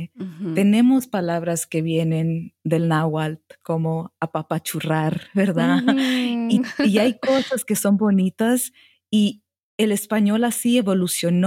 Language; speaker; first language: Spanish; early bilingual, heritage; Spanish